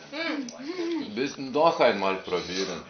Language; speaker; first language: German; non-native, learner; Lithuanian